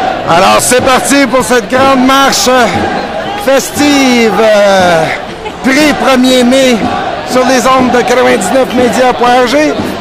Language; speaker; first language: French; native; French